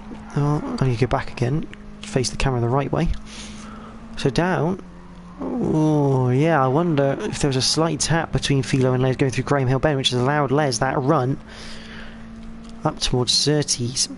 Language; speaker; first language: English; native; English